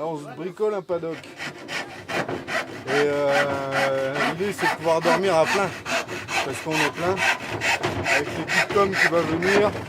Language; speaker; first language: French; native; French